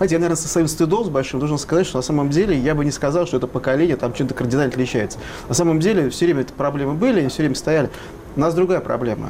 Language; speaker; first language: Russian; native; Russian